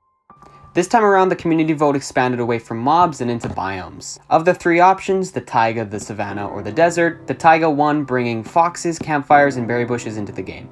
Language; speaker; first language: English; native; English